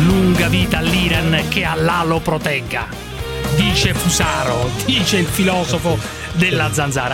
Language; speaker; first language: Italian; native; Italian